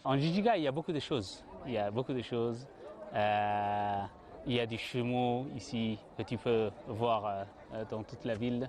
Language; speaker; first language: French; non-native, learner; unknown